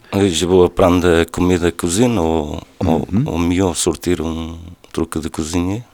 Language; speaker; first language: French; non-native, learner; Portuguese